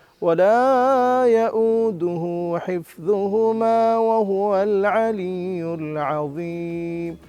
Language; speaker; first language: Arabic; non-native, fluent; Bangla